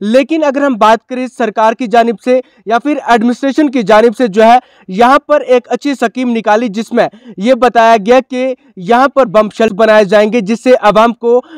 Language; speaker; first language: Hindi; non-native, local second language; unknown